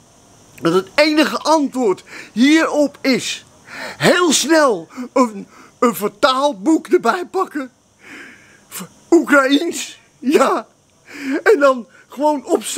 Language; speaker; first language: Dutch; native; Dutch